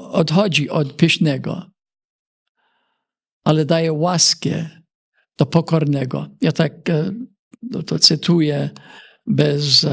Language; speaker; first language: Polish; early bilingual, heritage; Polish